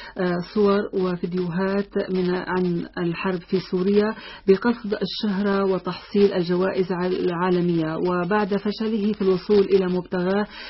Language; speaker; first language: Arabic; native; Arabic